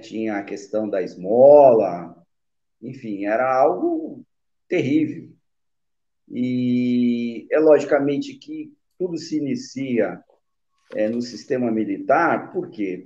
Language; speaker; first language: Portuguese; native; Portuguese